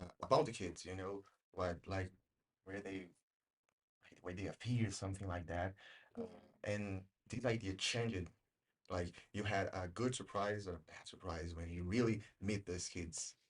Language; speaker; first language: English; non-native, learner; Portuguese